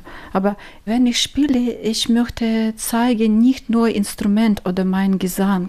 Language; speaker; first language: German; non-native, learner; Ukrainian